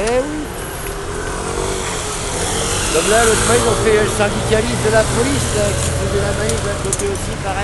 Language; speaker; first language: French; native; French